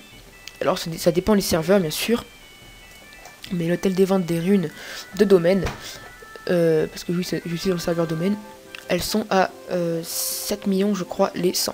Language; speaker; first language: French; native; French